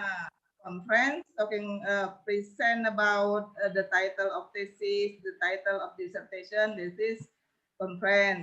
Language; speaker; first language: English; non-native, learner; Indonesian